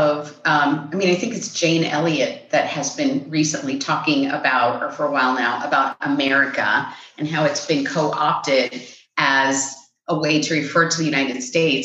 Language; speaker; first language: English; non-native, fluent; Spanish